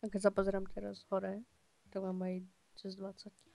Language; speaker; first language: Czech; non-native, local second language; Slovak